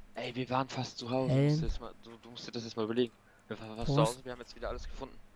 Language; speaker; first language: German; native; German